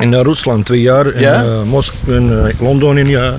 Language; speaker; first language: Dutch; non-native, learner; Bosnian